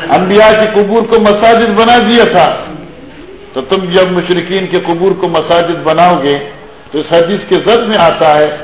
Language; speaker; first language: Urdu; non-native, local second language; Northern Hindko